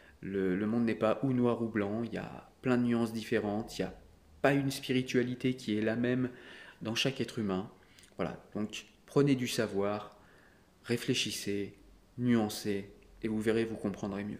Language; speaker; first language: French; native; French